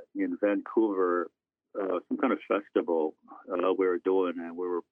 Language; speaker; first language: English; non-native, fluent; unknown